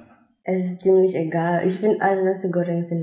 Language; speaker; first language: German; non-native, fluent; Indonesian